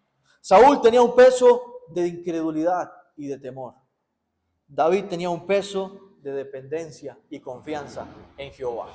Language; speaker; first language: Spanish; native; Spanish